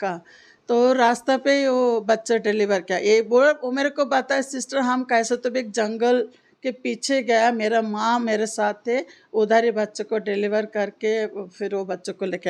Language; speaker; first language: Hindi; non-native, local second language; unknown